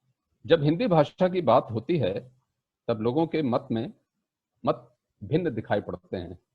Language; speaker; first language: Hindi; native; Hindi